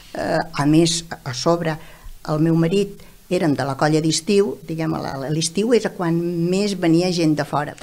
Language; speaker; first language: Catalan; native; Catalan